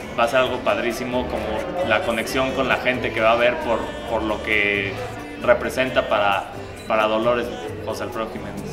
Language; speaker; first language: Spanish; native; Spanish